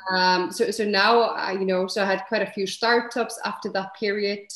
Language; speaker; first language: English; non-native, fluent; Icelandic